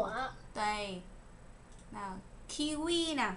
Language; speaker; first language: Chinese; non-native, learner; Vietnamese